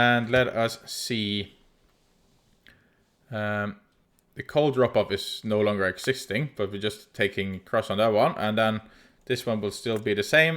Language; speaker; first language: English; non-native, fluent; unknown